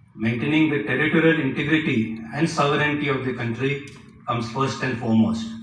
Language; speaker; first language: English; non-native, local second language; Marathi